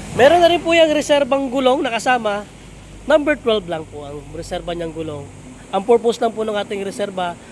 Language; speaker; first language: Filipino; non-native, local second language; Bikol